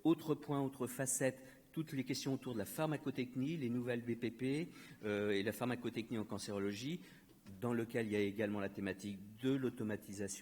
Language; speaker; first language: French; native; French